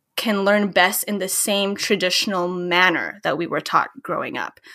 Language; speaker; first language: English; early bilingual, other home language; Filipino